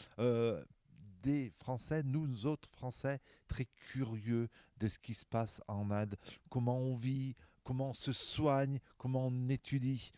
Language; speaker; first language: French; native; French